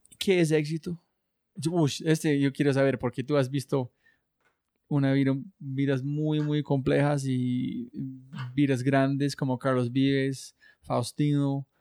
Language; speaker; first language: Spanish; non-native, learner; English